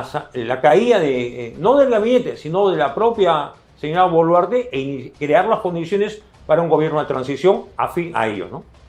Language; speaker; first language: Spanish; native; Spanish